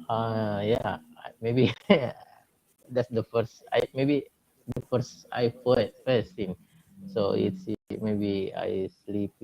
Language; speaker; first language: English; non-native, learner; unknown